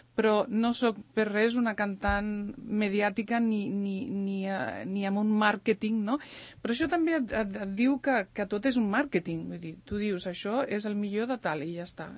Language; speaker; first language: Catalan; early bilingual, other home language; Spanish